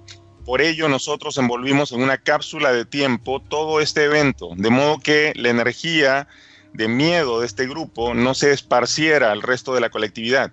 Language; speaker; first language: Spanish; native; Spanish